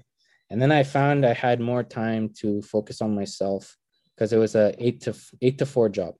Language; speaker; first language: English; native; English